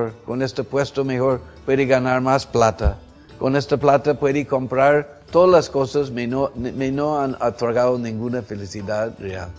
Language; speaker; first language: Spanish; non-native, fluent; English